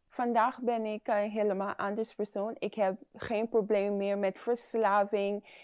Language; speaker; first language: Dutch; non-native, fluent; English